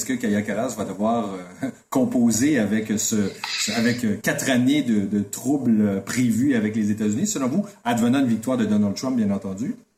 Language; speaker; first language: French; native; French